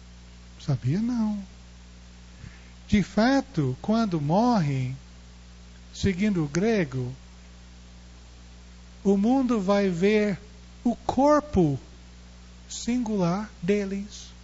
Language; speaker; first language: Portuguese; non-native, fluent; English